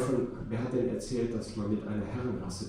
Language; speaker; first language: German; native; German